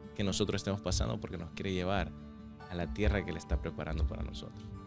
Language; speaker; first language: Spanish; native; Spanish